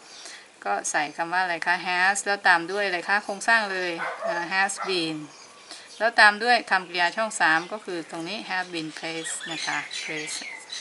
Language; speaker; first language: Thai; native; Thai